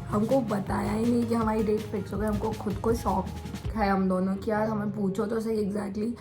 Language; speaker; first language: Hindi; native; Hindi